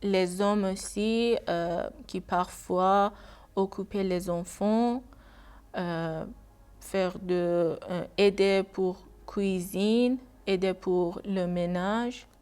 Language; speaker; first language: French; non-native, learner; Persian